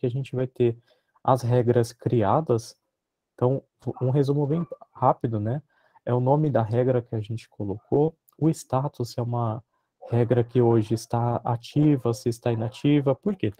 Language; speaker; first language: Portuguese; native; Portuguese